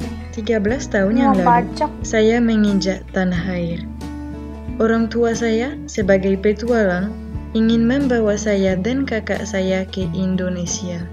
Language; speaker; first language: Indonesian; non-native, fluent; French